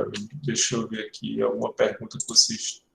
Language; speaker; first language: Portuguese; native; Portuguese